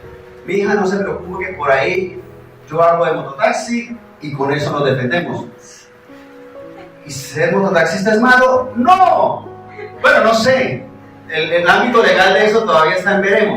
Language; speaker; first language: Spanish; native; Spanish